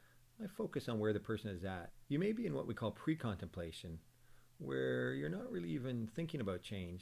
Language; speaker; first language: English; native; English